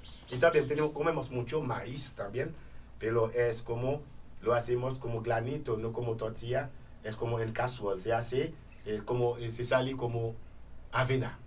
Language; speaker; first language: Spanish; non-native, fluent; Haitian Creole